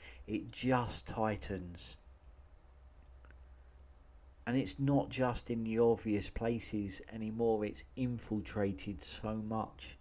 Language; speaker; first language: English; native; English